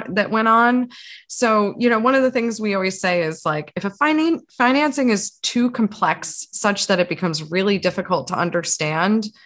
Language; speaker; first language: English; native; English